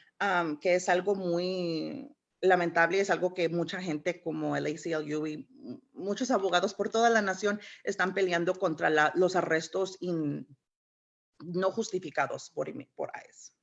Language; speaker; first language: Spanish; early bilingual, heritage; Spanish